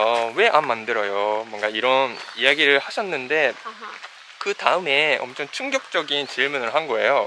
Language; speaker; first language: Korean; non-native, fluent; Japanese